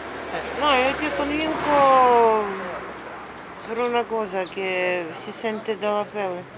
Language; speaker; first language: Italian; non-native, learner; Bulgarian